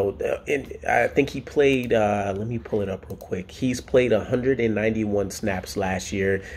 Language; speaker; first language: English; native; English